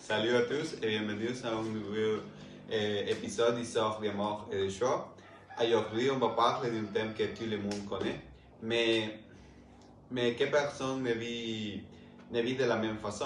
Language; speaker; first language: French; non-native, learner; Spanish